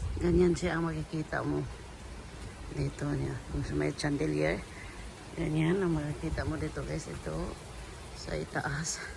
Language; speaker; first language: Filipino; non-native, local second language; Cebuano